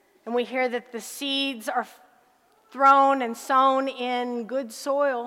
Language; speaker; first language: English; native; English